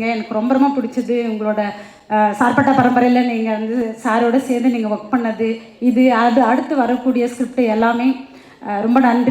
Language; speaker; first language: Tamil; native; Tamil